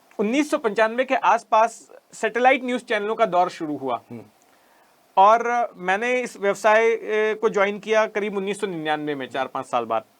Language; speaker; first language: Hindi; native; Hindi